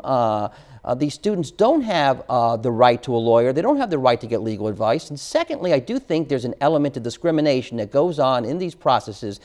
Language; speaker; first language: English; native; English